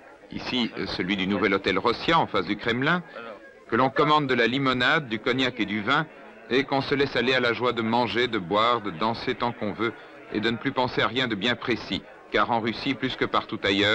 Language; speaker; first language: French; native; French